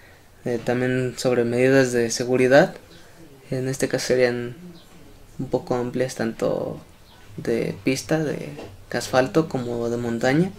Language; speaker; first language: Spanish; native; Spanish